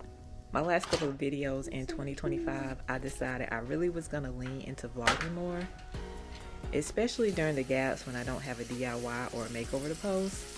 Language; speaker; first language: English; native; English